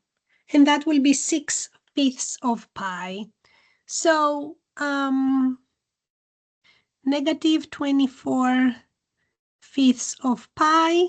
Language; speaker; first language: English; non-native, fluent; Greek